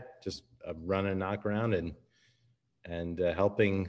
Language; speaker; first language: English; native; English